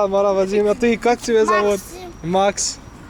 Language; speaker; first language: Russian; non-native, learner; French